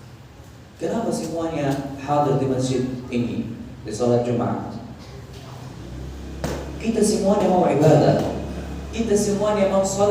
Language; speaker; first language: Indonesian; non-native, fluent; Arabic